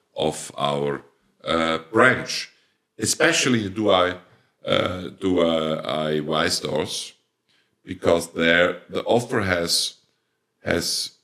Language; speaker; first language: English; non-native, fluent; German